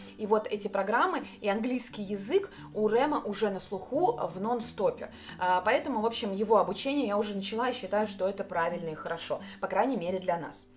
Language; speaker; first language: Russian; native; Russian